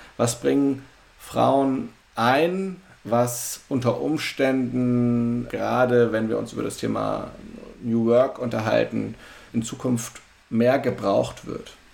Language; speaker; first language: German; native; German